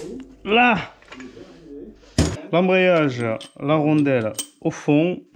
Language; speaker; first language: French; native; French